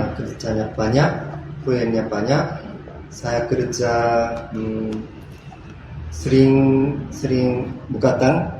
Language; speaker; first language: Indonesian; non-native, learner; Korean